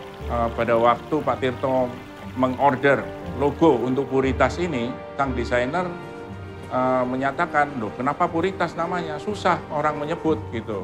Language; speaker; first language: Indonesian; native; Indonesian